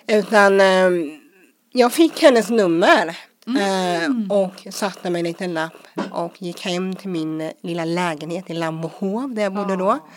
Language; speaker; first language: Swedish; early bilingual, other home language; English